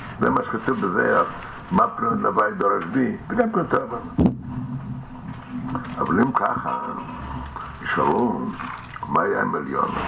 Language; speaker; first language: Hebrew; non-native, fluent; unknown